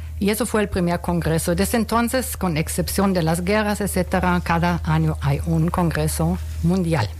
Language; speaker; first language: Spanish; non-native, fluent; German